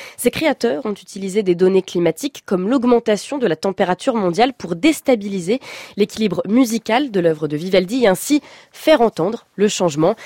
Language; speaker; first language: French; native; French